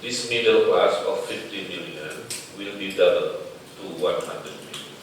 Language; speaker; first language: English; non-native, fluent; Indonesian